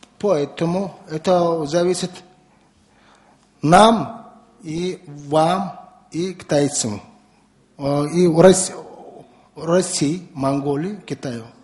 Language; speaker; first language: Russian; non-native, learner; Mongolian